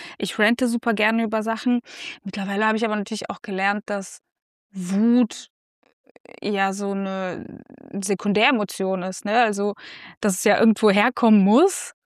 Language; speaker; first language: German; early bilingual, other home language; Russian